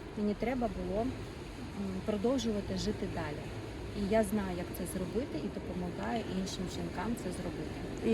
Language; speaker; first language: Ukrainian; non-native, local second language; Russian